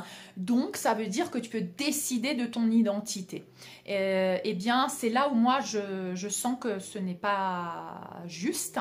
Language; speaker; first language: French; native; French